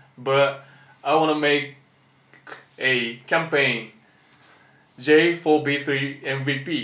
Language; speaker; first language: English; non-native, learner; Japanese